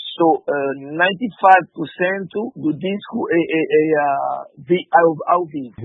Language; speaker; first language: Portuguese; non-native, learner; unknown